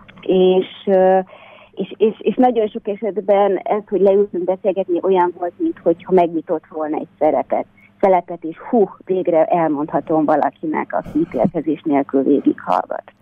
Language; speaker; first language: Hungarian; native; Hungarian